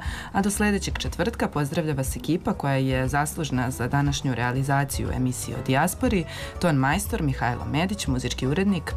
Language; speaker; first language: Serbian; native; Serbian